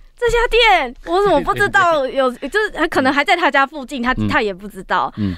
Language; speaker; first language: Chinese; native; Chinese